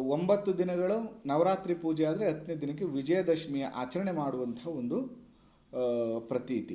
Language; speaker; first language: Kannada; native; Kannada